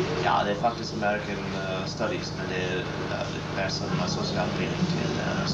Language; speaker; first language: Norwegian; non-native, learner; English